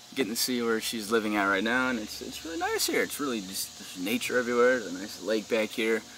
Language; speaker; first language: English; native; English